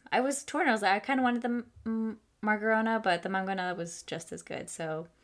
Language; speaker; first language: English; early bilingual, other home language; Spanish